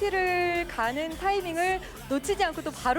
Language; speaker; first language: Korean; native; Korean